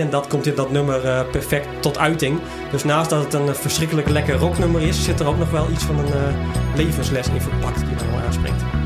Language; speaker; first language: Dutch; native; Dutch